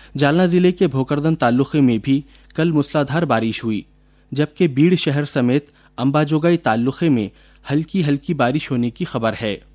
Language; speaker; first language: Urdu; native; Urdu